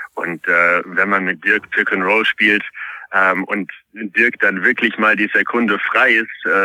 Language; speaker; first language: German; non-native, fluent; Polish